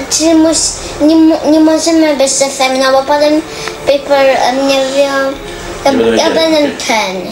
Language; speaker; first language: Polish; early bilingual, heritage; Polish